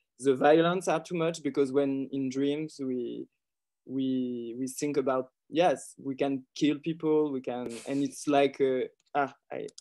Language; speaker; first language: English; non-native, learner; French